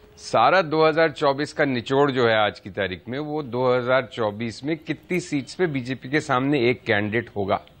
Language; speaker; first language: Hindi; native; Hindi